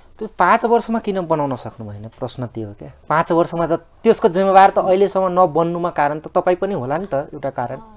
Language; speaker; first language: Nepali; non-native, local second language; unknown